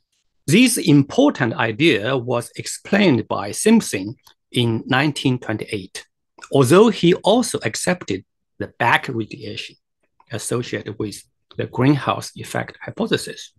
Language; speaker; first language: English; non-native, fluent; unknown